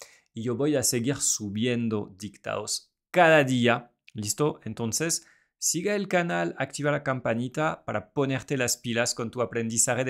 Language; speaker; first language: Spanish; non-native, fluent; French